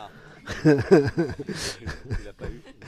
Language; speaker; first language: French; native; French